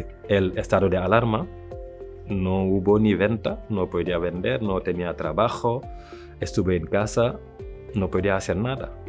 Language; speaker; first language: Spanish; non-native, fluent; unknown